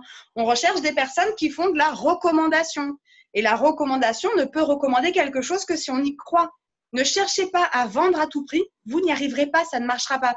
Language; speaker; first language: French; native; French